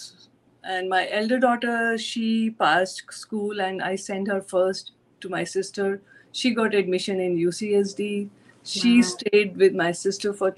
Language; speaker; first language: English; non-native, local second language; Hindi